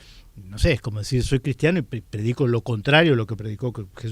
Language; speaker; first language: Spanish; native; Spanish